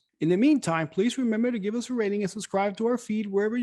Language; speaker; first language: English; native; English